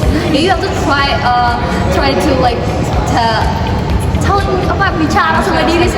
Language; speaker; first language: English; non-native, fluent; Indonesian